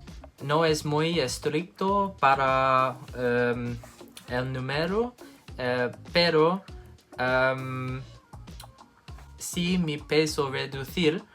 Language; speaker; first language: Spanish; non-native, learner; English